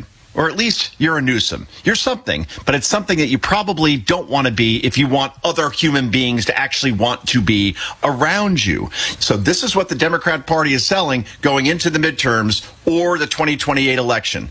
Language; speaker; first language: English; native; English